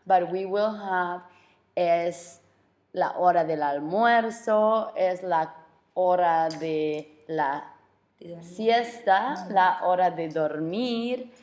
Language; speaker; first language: Spanish; non-native, fluent; English